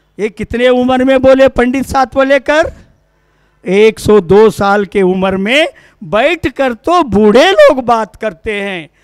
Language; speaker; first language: Hindi; non-native, local second language; Kannada